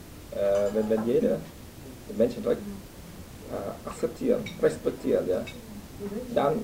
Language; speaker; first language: German; non-native, fluent; Vietnamese